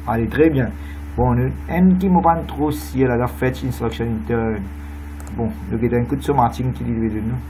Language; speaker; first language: French; non-native, local second language; Morisyen